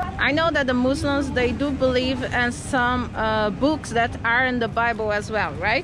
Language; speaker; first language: English; non-native, fluent; Portuguese